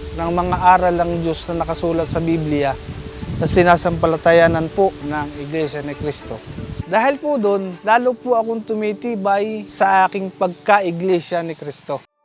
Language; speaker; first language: Filipino; native; Filipino